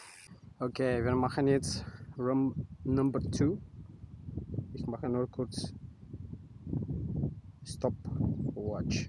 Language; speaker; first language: German; non-native, fluent; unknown